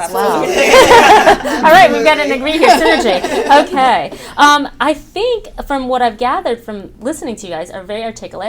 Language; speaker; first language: English; native; English